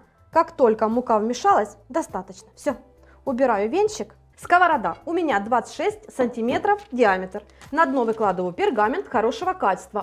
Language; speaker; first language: Russian; native; Russian